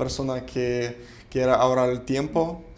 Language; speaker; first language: Spanish; non-native, fluent; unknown